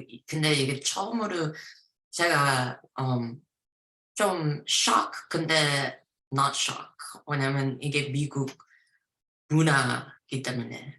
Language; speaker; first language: Korean; early bilingual, heritage; Korean